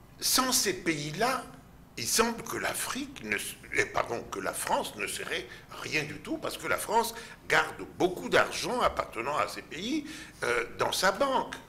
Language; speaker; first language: French; non-native, local second language; Lingala